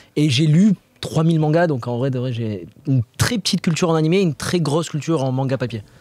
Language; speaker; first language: French; native; French